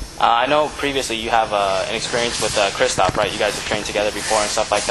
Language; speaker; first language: English; native; English